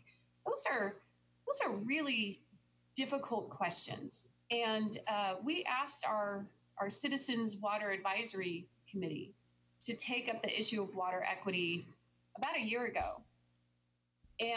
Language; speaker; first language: English; native; English